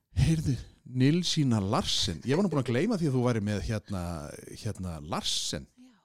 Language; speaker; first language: Icelandic; native; Icelandic